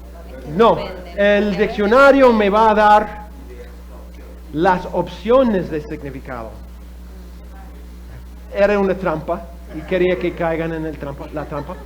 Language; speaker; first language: Spanish; non-native, fluent; English